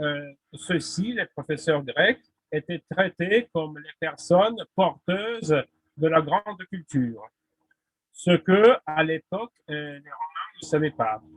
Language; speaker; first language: French; non-native, fluent; Russian